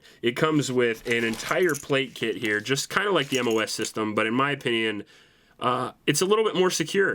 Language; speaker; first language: English; native; English